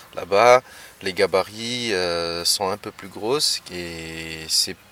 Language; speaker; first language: French; non-native, local second language; Malagasy